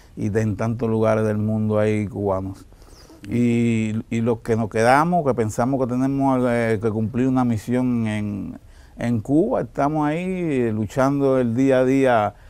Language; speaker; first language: Spanish; native; Spanish